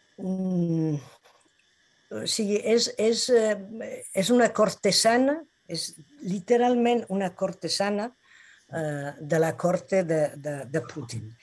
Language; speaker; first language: Catalan; non-native, local second language; Spanish